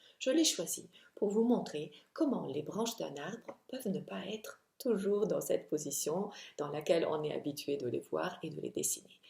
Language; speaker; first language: French; non-native, fluent; Italian